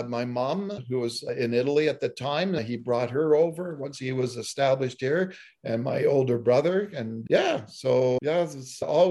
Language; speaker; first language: English; early bilingual, other home language; Italian